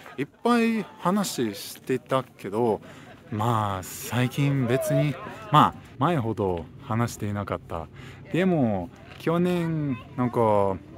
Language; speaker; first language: Japanese; non-native, fluent; Russian